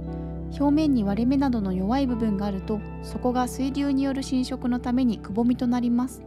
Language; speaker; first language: Japanese; native; Japanese